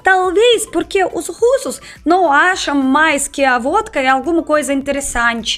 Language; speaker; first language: Portuguese; non-native, fluent; Russian